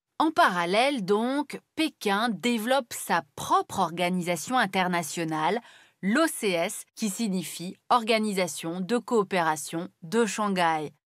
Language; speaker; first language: French; native; French